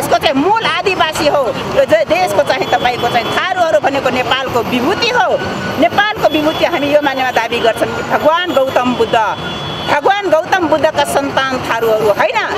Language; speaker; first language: Nepali; non-native, local second language; Dangaura Tharu